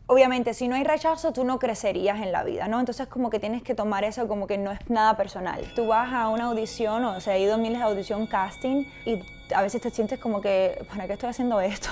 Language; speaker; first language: Spanish; native; Spanish